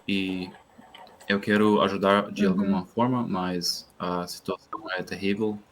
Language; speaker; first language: Portuguese; non-native, learner; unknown